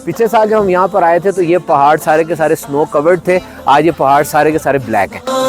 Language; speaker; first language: Urdu; native; Urdu